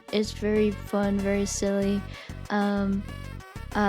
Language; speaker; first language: English; native; English